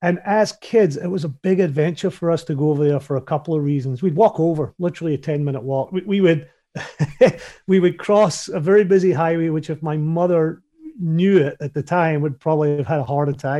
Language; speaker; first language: English; native; English